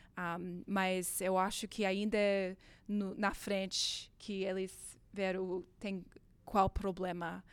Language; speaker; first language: Portuguese; non-native, learner; Chinese